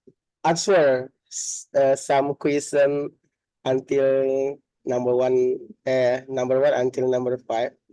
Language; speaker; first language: English; non-native, learner; Indonesian